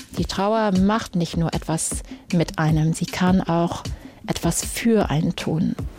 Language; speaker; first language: German; early bilingual, other home language; English